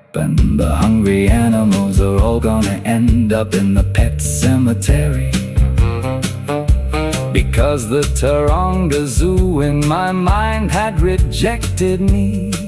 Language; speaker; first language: English; native; English